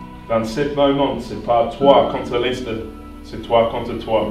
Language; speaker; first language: French; non-native, learner; English